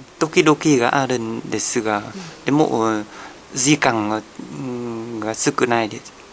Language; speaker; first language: Japanese; non-native, learner; Vietnamese